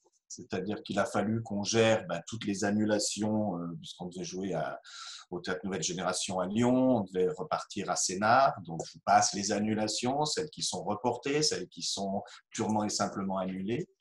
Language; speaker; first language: French; native; French